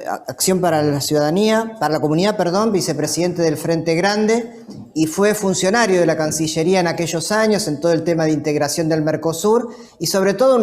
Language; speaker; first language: Spanish; native; Spanish